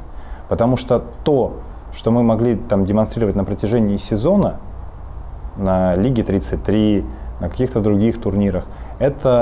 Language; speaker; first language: Russian; native; Russian